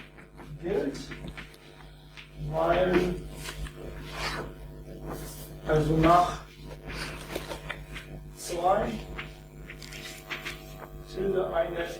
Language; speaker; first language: German; non-native, fluent; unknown